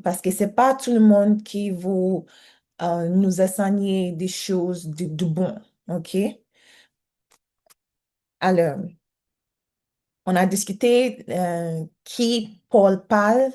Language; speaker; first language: French; non-native, learner; English